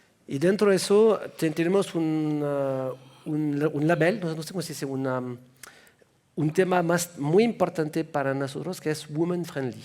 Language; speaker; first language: Spanish; non-native, fluent; French